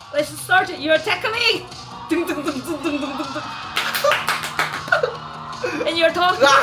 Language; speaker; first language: English; non-native, learner; Korean